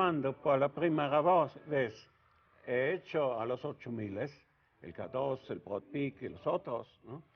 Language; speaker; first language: Spanish; non-native, learner; Italian